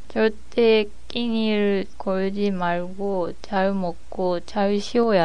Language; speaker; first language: Korean; non-native, learner; Japanese